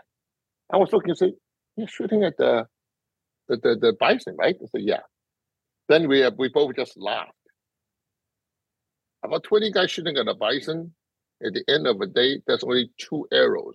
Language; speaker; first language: English; non-native, local second language; Cantonese